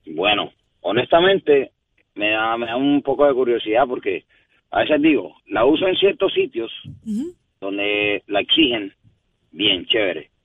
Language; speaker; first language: Spanish; native; Spanish